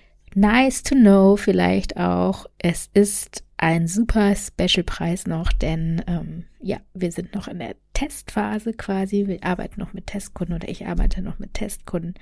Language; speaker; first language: German; native; German